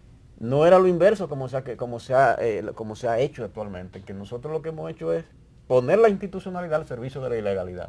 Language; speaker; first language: Spanish; native; Spanish